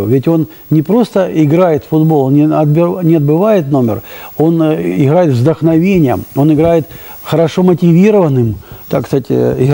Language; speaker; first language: Russian; native; Russian